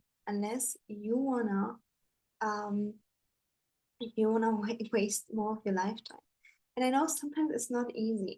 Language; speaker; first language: English; non-native, fluent; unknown